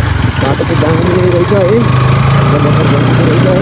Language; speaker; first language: Nepali; native; Nepali